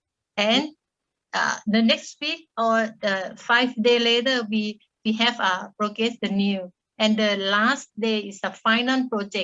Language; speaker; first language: English; non-native, learner; Thai